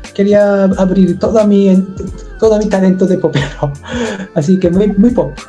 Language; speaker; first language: Spanish; non-native, learner; Japanese